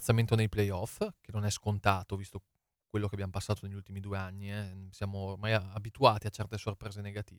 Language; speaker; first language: Italian; native; Italian